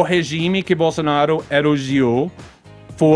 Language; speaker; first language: Portuguese; non-native, fluent; English